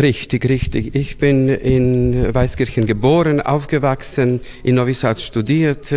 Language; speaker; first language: German; non-native, fluent; Serbian